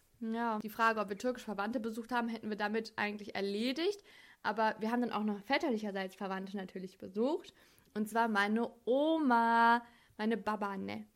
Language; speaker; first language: German; native; German